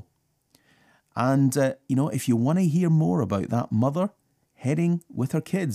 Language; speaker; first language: English; native; English